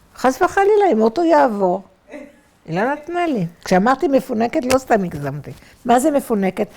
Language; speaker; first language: Hebrew; non-native, fluent; French